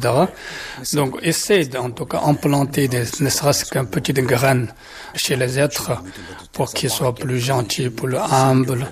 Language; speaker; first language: French; non-native, fluent; Tibetan